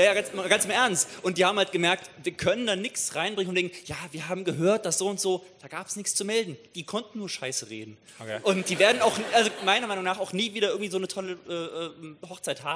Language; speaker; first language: German; native; German